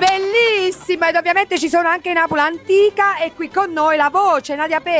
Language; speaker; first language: Italian; native; Italian